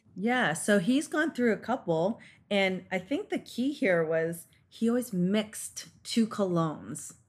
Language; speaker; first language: English; native; English